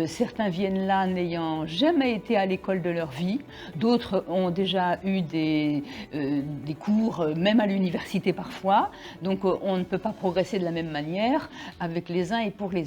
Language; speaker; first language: French; native; French